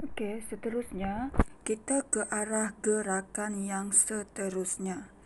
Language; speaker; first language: Malay; non-native, local second language; Iban